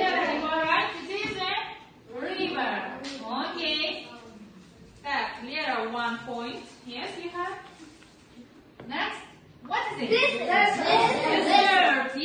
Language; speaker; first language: English; non-native, learner; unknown